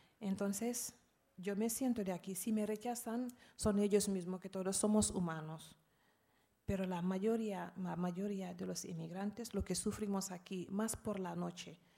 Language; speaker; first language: Spanish; non-native, fluent; Arabic